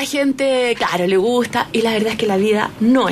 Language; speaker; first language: Spanish; native; Spanish